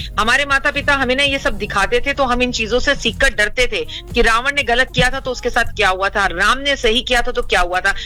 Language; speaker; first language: Hindi; native; Hindi